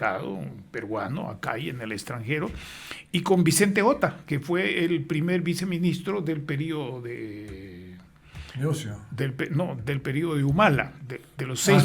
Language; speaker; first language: Spanish; native; Spanish